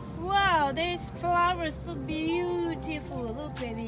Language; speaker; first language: English; non-native, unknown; Thai